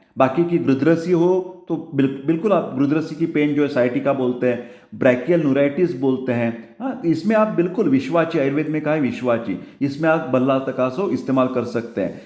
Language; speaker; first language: Hindi; non-native, local second language; Marathi